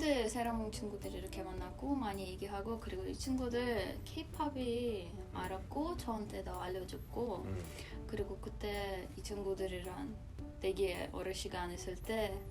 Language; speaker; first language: Korean; non-native, learner; Russian